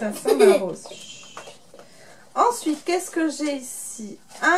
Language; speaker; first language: French; native; French